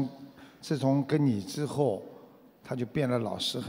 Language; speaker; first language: Chinese; native; Chinese